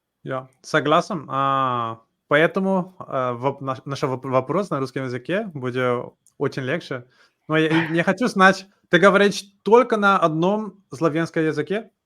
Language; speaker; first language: Russian; non-native, learner; Portuguese